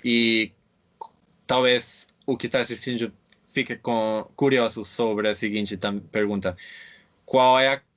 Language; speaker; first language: Portuguese; non-native, fluent; English